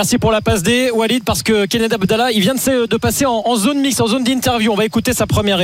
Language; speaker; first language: French; native; French